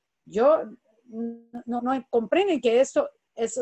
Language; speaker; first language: Spanish; non-native, fluent; Portuguese